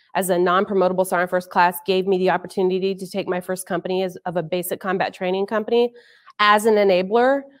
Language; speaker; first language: English; native; English